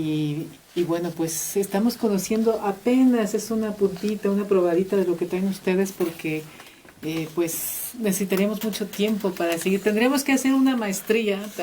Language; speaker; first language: Spanish; native; Spanish